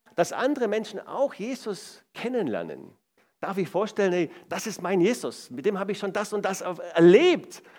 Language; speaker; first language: German; native; German